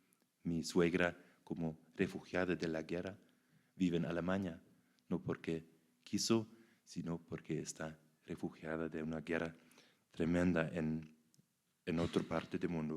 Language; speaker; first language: Spanish; non-native, fluent; German